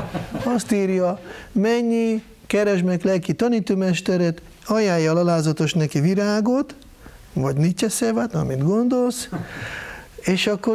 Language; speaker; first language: Hungarian; non-native, fluent; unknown